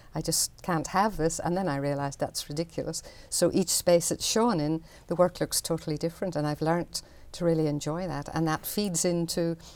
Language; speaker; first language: English; native; English